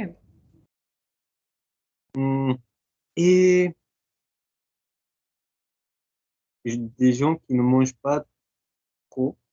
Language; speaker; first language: French; non-native, fluent; Portuguese